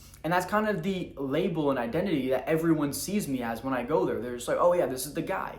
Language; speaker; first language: English; native; English